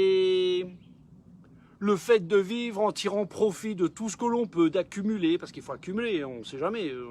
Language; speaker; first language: French; native; French